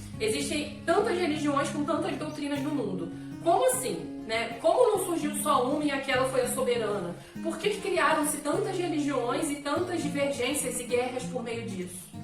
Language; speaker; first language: Portuguese; native; Portuguese